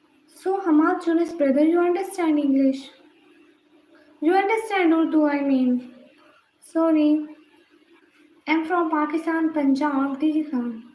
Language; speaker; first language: English; non-native, learner; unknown